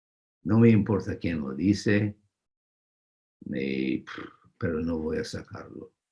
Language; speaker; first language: Spanish; non-native, fluent; English